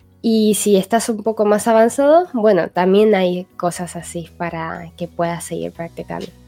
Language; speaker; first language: Spanish; non-native, fluent; Chinese